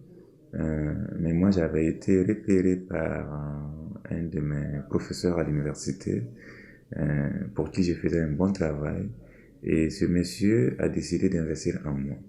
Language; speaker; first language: French; non-native, local second language; Mossi